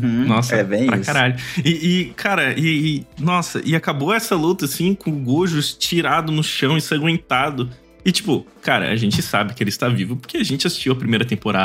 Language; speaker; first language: Portuguese; native; Portuguese